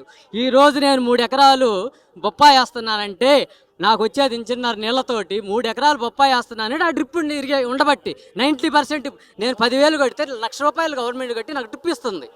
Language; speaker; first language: Telugu; native; Telugu